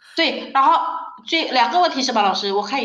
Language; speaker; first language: Chinese; non-native, fluent; Indonesian